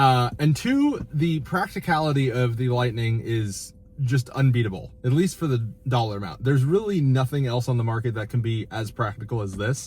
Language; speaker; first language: English; native; English